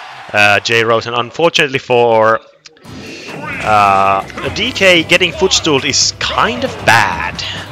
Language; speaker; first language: English; non-native, fluent; Finnish